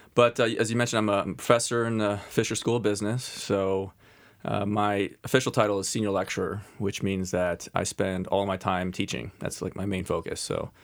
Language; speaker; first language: English; native; English